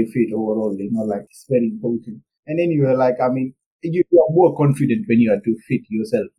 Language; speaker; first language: English; non-native, local second language; Gujarati